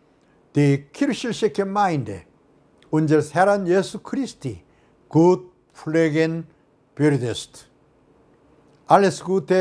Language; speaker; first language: German; non-native, fluent; Korean